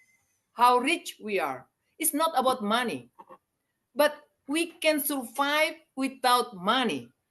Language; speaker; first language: English; non-native, learner; Indonesian